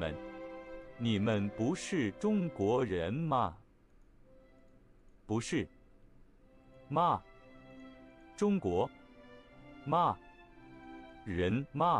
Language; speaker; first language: Chinese; non-native, learner; English